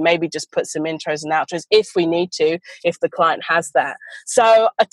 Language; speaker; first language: English; native; English